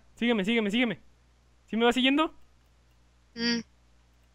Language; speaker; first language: Spanish; native; Spanish